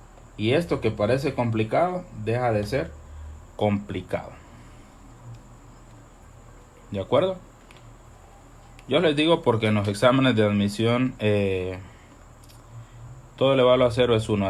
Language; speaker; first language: Spanish; native; Spanish